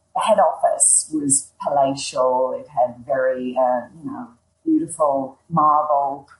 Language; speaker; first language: English; native; English